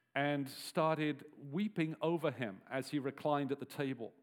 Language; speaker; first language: English; native; English